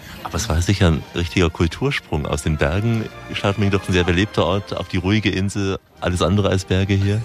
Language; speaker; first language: German; native; German